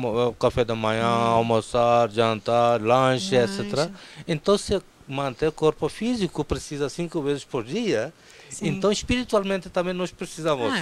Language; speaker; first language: Portuguese; non-native, fluent; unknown